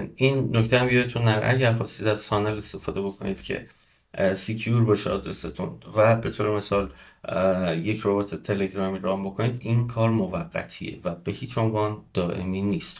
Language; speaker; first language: Persian; native; Persian